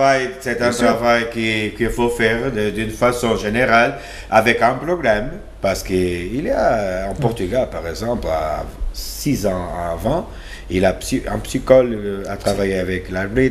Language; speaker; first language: French; non-native, learner; Portuguese